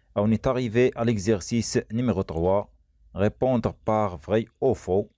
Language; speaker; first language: French; non-native, local second language; Arabic